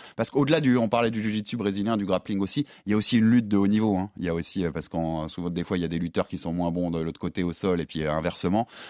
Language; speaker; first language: French; native; French